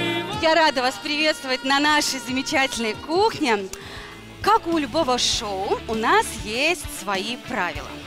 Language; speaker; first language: Russian; native; Russian